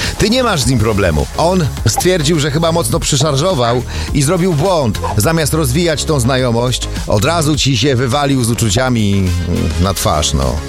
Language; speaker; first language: Polish; native; Polish